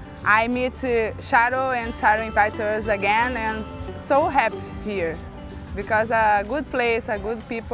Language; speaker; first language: English; non-native, learner; Portuguese